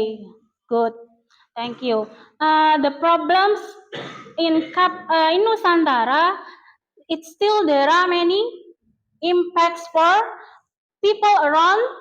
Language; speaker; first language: English; non-native, learner; Indonesian